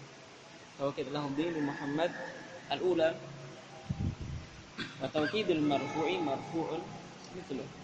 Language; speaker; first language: Arabic; non-native, fluent; Indonesian